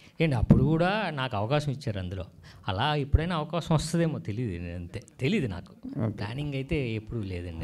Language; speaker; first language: Telugu; native; Telugu